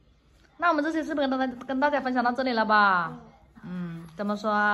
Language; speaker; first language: Chinese; native; Chinese